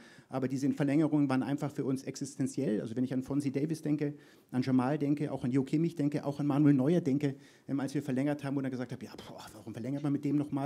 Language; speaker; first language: German; native; German